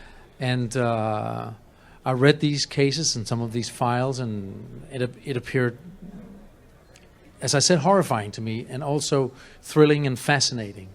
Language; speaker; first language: English; non-native, fluent; Danish